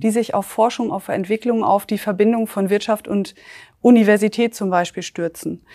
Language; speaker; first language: German; native; German